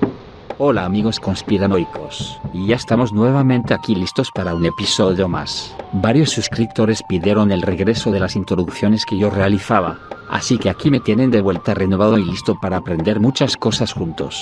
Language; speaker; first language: Spanish; native; Spanish